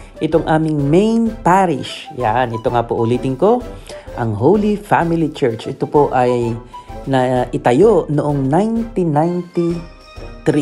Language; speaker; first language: Filipino; native; Filipino